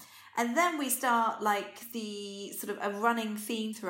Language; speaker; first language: English; native; English